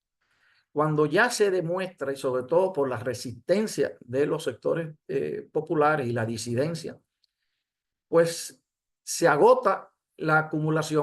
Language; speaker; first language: Spanish; native; Spanish